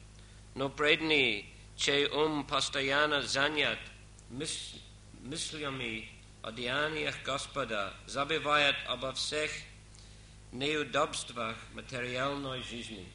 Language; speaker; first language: Russian; non-native, fluent; English